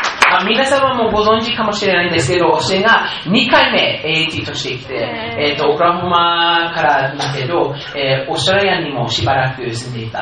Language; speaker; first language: Japanese; non-native, fluent; English